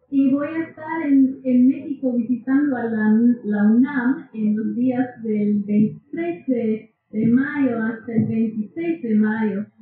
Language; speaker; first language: Spanish; non-native, fluent; English